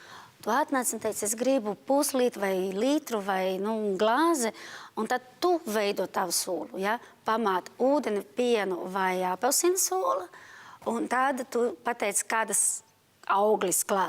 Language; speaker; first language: Latvian; non-native, learner; Portuguese